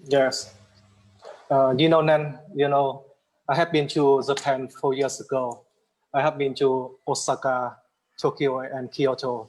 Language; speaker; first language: English; non-native, learner; Vietnamese